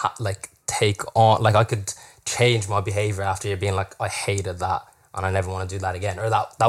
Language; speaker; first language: English; native; English